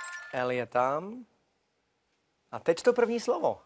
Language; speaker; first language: Czech; native; Czech